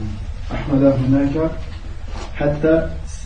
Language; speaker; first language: Arabic; non-native, learner; French